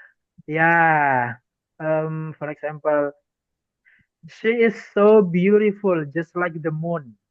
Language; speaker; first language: English; non-native, fluent; Indonesian